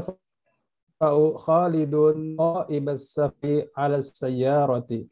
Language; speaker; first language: Arabic; non-native, learner; Indonesian